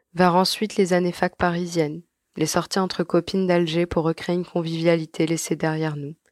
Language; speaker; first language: French; non-native, local second language; Arabic